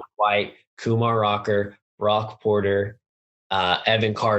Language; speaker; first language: English; native; English